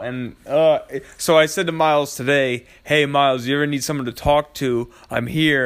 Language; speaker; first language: English; native; English